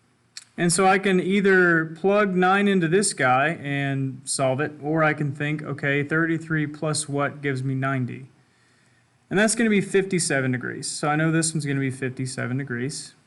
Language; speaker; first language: English; native; English